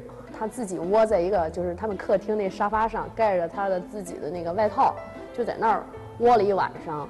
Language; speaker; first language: Chinese; native; Chinese